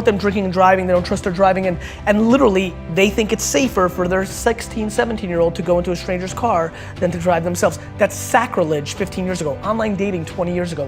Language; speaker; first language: English; early bilingual, other home language; Russian